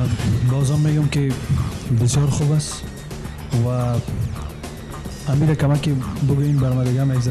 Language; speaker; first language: Persian; non-native, local second language; Pashto